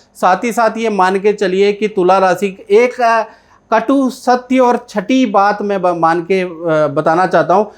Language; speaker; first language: Hindi; native; Hindi